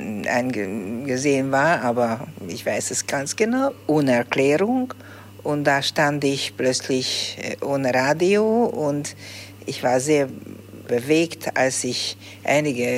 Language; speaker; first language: German; early bilingual, heritage; Hungarian